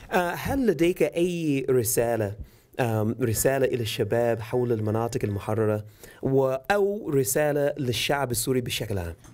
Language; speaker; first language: Arabic; non-native, learner; English